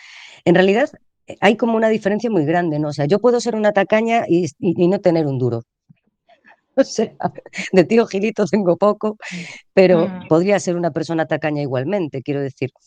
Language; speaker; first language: Spanish; native; Spanish